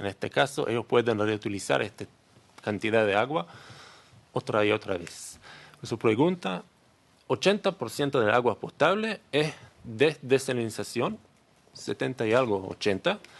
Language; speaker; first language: Spanish; non-native, learner; Hebrew